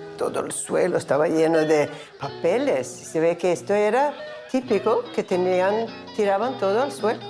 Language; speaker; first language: Spanish; non-native, fluent; Swedish